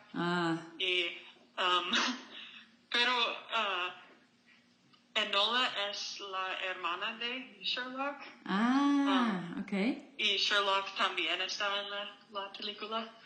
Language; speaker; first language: Spanish; non-native, learner; English